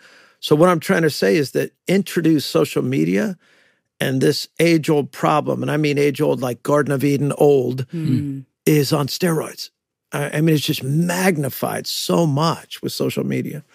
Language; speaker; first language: English; native; English